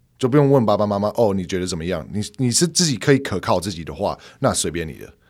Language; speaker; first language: Chinese; non-native, fluent; English